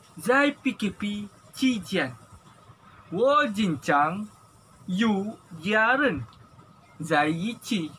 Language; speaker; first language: Chinese; non-native, learner; Malay